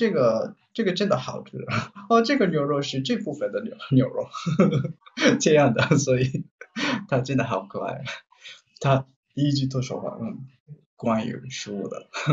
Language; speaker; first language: Chinese; non-native, learner; Japanese